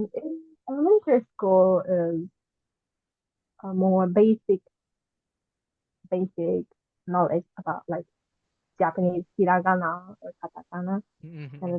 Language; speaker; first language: English; non-native, learner; Japanese